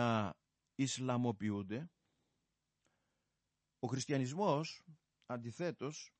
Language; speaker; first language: Greek; native; Greek